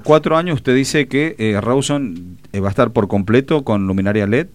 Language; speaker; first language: Spanish; native; Spanish